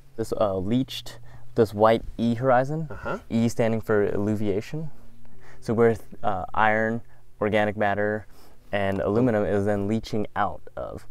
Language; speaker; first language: English; native; English